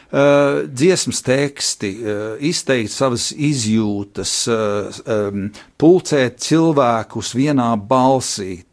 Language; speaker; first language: Latvian; early bilingual, heritage; Latvian